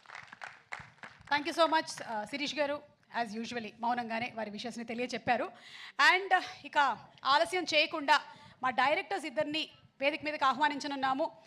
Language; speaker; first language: Telugu; native; Telugu